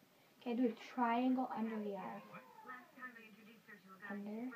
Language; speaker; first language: English; native; English